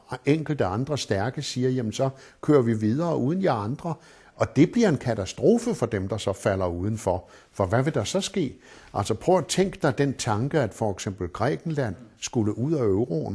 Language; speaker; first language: Danish; native; Danish